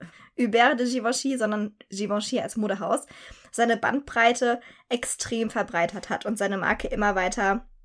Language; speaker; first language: German; native; German